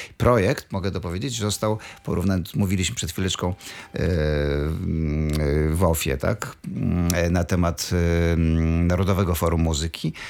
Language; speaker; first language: Polish; native; Polish